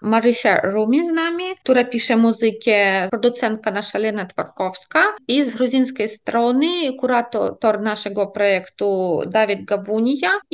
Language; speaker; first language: Polish; non-native, fluent; Ukrainian